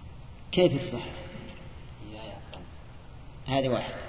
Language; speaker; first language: Arabic; native; Arabic